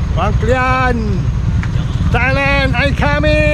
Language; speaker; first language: English; non-native, learner; Malay